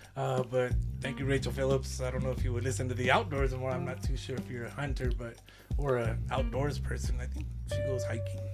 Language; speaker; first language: English; native; English